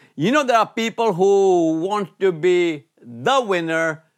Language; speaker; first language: English; non-native, local second language; Hindi